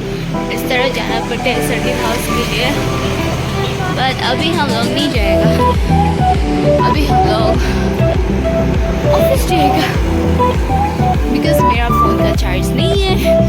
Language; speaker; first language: Hindi; non-native, local second language; Assamese